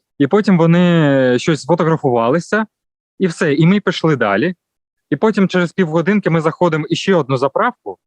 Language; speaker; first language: Ukrainian; non-native, local second language; Russian